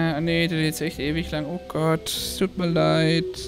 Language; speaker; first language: German; native; German